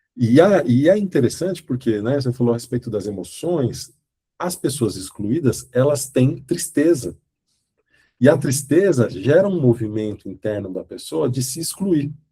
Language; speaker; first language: Portuguese; native; Portuguese